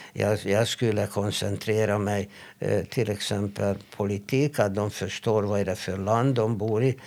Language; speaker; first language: Swedish; non-native, fluent; Hebrew